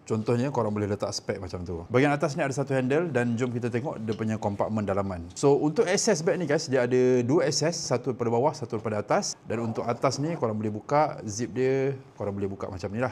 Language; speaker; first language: Malay; native; Malay